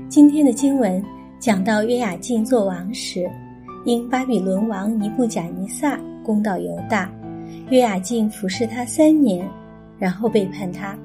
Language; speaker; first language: Chinese; native; Chinese